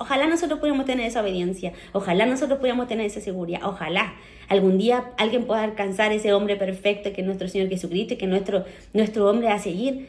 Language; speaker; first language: Spanish; native; Spanish